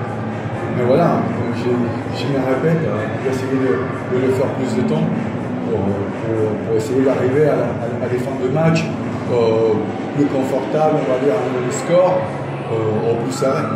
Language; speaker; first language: French; non-native, fluent; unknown